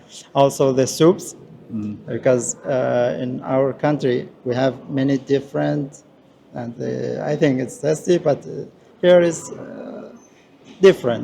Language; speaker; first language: English; non-native, learner; Persian